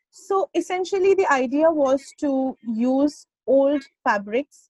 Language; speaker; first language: English; non-native, local second language; Bangla